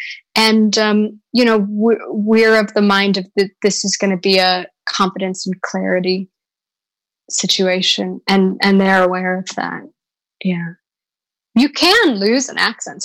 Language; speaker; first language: English; native; English